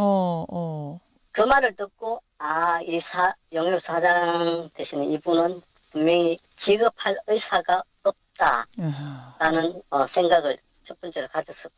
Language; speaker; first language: Korean; native; Korean